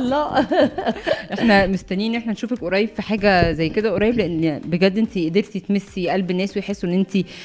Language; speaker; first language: Arabic; native; Arabic